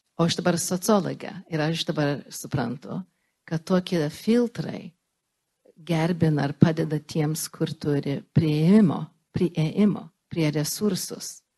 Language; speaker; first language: Lithuanian; early bilingual, heritage; Lithuanian